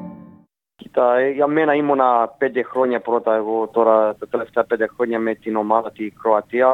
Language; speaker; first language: Greek; early bilingual, heritage; Greek